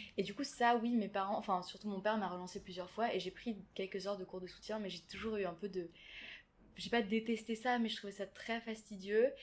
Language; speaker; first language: French; early bilingual, other home language; German